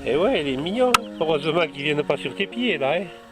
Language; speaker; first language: French; native; French